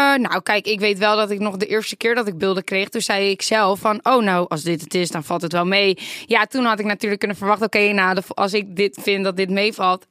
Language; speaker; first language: Dutch; native; Dutch